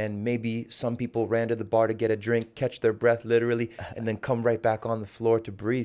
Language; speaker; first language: English; native; English